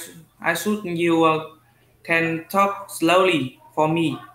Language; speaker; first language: English; non-native, learner; Vietnamese